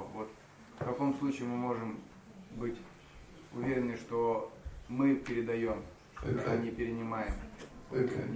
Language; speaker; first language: Russian; native; Russian